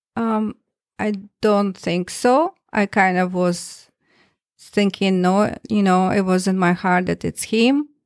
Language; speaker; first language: English; non-native, learner; Russian